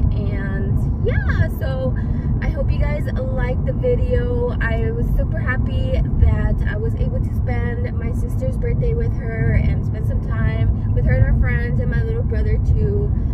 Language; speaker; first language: English; early bilingual, other home language; Spanish